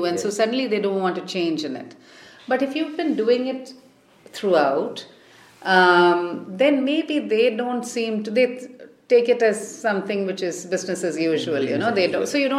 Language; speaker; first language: English; non-native, local second language; Tamil